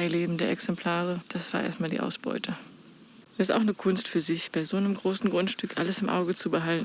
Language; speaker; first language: German; native; German